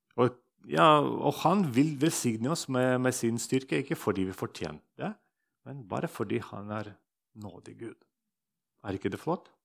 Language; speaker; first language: Norwegian; non-native, fluent; Russian